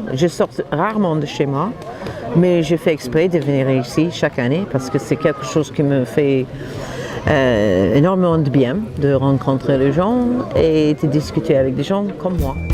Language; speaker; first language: French; non-native, fluent; English